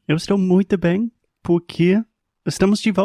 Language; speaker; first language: Portuguese; non-native, fluent; English